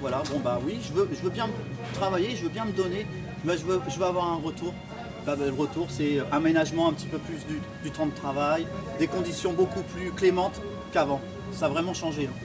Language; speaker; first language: French; native; French